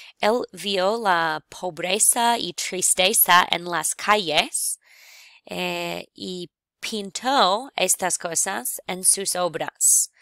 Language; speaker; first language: Spanish; non-native, fluent; English